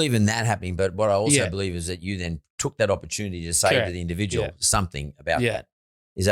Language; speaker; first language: English; native; English